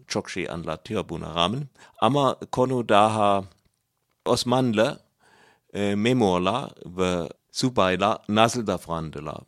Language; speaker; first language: Turkish; non-native, learner; German